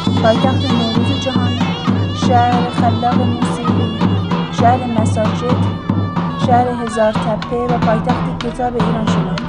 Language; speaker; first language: Persian; non-native, local second language; Kurdish